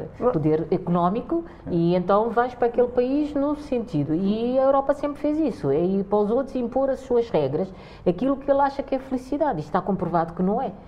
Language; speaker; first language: Portuguese; non-native, local second language; Kabuverdianu